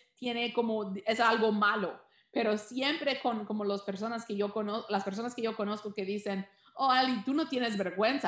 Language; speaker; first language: Spanish; early bilingual, heritage; Spanish